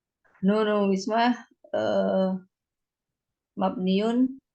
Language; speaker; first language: Arabic; non-native, learner; Indonesian